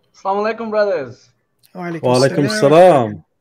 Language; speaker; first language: English; native; English